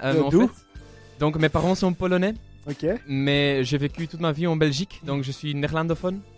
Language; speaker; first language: French; non-native, local second language; Dutch